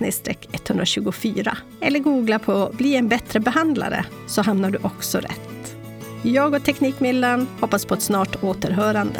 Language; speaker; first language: Swedish; native; Swedish